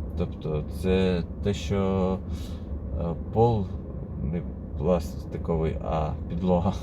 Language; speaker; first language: Ukrainian; non-native, local second language; Russian